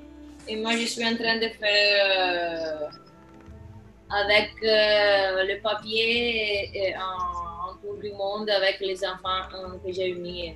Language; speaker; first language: French; non-native, fluent; Italian